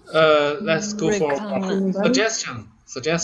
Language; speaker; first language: English; non-native, learner; Vietnamese